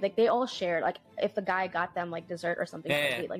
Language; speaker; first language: English; native; English